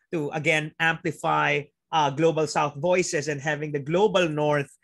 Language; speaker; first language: English; non-native, local second language; Filipino